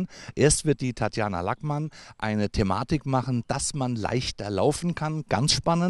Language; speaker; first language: German; native; German